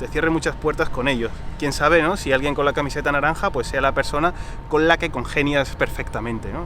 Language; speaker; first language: Spanish; native; Spanish